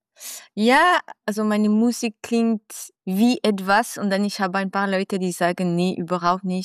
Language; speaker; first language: German; non-native, local second language; French